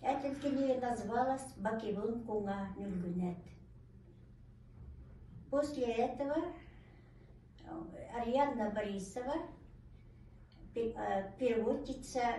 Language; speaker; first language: Russian; non-native, local second language; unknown